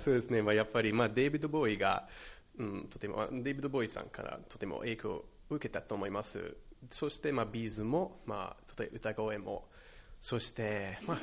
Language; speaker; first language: Japanese; non-native, fluent; English